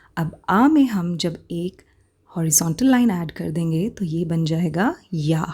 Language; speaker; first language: Hindi; native; Hindi